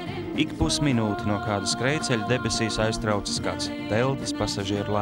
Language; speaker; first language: Latvian; native; Latvian